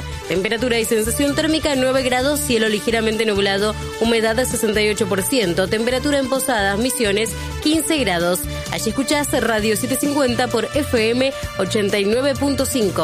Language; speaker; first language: Spanish; native; Spanish